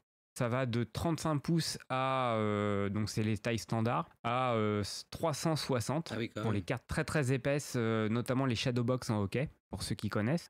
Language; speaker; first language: French; native; French